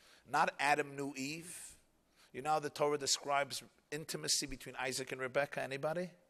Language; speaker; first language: English; native; English